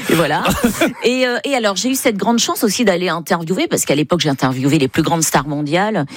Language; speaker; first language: French; native; French